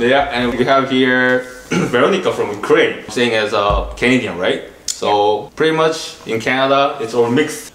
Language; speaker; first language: English; non-native, fluent; Korean